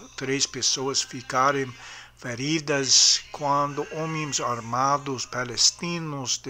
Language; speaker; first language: Portuguese; non-native, learner; English